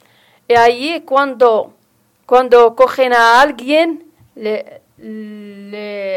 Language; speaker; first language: Spanish; non-native, learner; Arabic